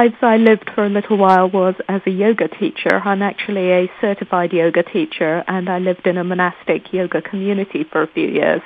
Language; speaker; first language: English; non-native, local second language; Gujarati